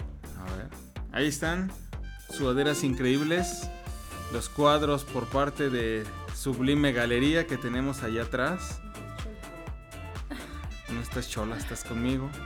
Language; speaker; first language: Spanish; native; Spanish